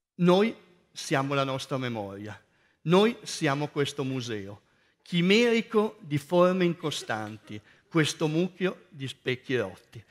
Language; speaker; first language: Italian; native; Italian